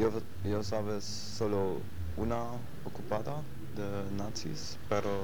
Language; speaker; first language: Spanish; non-native, learner; German